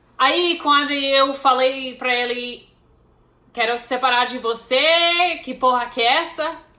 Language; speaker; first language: Portuguese; non-native, fluent; English